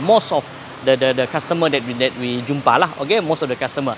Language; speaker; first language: English; non-native, local second language; Malay